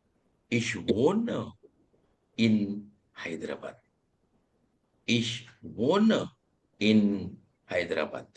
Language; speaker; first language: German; non-native, fluent; Telugu